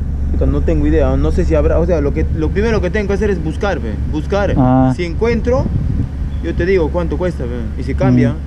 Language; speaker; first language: Spanish; native; Spanish